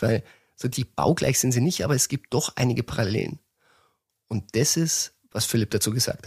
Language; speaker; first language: German; native; German